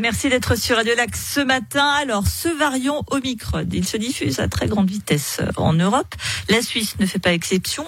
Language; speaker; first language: French; native; French